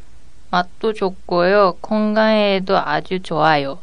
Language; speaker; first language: Korean; non-native, learner; Japanese